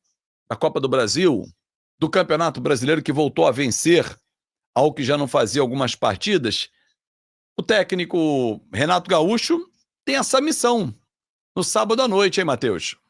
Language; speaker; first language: Portuguese; native; Portuguese